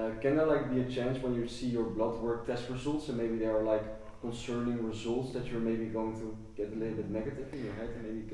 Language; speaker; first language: English; non-native, fluent; Dutch